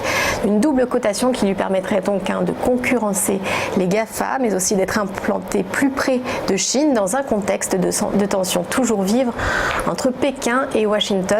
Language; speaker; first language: French; native; French